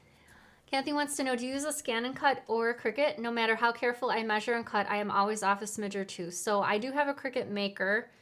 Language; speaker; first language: English; native; English